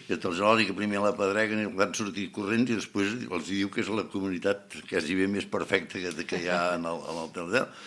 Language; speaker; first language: Catalan; native; Catalan